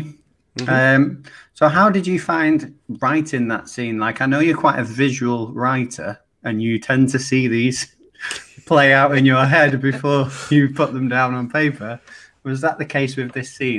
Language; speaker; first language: English; native; English